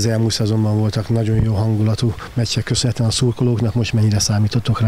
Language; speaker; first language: Hungarian; native; Hungarian